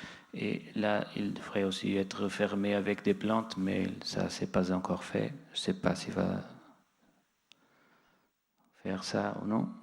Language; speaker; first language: French; non-native, fluent; Portuguese